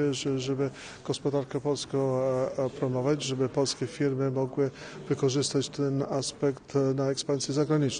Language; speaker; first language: Polish; early bilingual, heritage; English